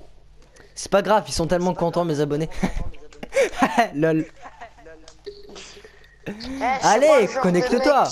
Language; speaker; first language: French; native; French